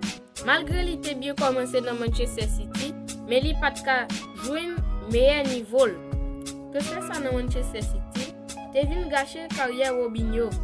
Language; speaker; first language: French; non-native, learner; Haitian Creole